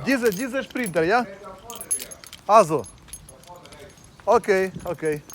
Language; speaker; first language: German; non-native, learner; Ukrainian